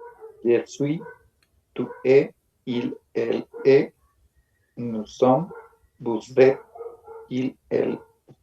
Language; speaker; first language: French; non-native, learner; Spanish